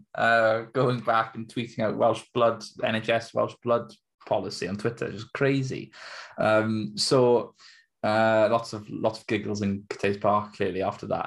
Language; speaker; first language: English; native; English